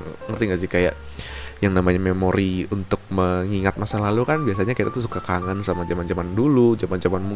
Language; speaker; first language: Indonesian; native; Indonesian